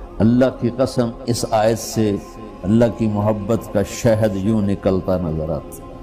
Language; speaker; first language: Urdu; non-native, local second language; Punjabi